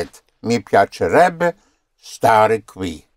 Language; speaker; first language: Italian; non-native, fluent; English